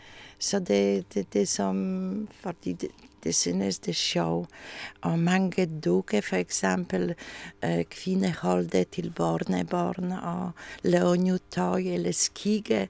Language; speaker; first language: Danish; non-native, learner; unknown